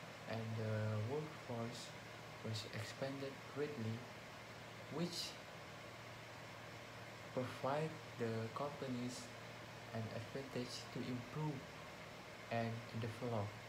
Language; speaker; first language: English; non-native, learner; Indonesian